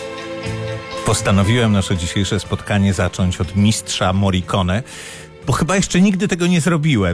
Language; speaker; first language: Polish; native; Polish